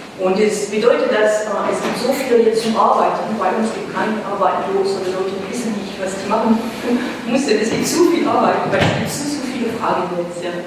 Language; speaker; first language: German; non-native, learner; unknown